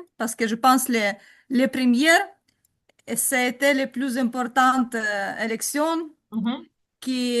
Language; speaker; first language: French; non-native, learner; Ukrainian